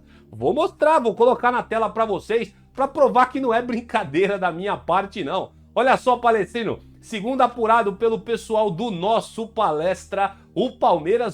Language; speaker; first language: Portuguese; native; Portuguese